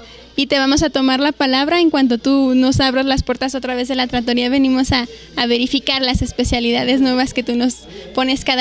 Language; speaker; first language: Spanish; native; Spanish